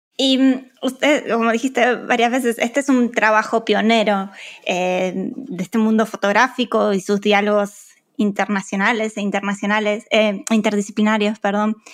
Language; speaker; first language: Spanish; native; Spanish